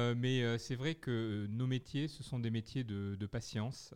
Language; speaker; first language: French; native; French